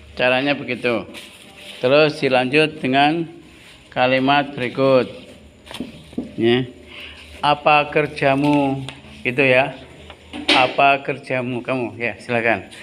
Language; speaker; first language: Indonesian; native; Indonesian